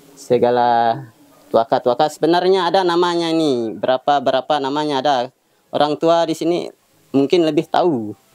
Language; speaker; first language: Indonesian; non-native, local second language; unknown